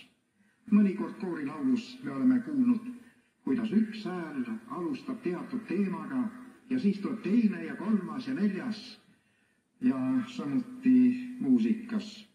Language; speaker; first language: Estonian; native; Estonian